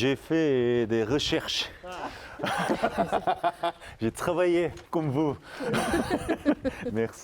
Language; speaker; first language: French; non-native, learner; Korean